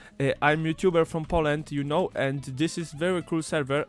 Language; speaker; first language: English; non-native, learner; Polish